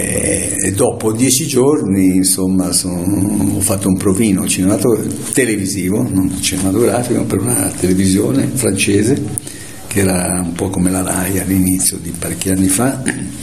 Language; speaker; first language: Italian; native; Italian